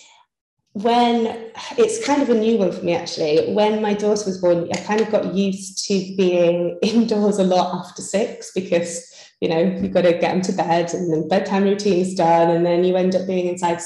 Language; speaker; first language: English; native; English